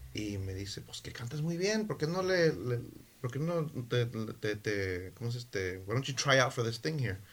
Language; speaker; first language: English; native; English